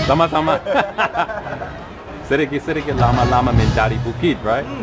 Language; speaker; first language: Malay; non-native, learner; English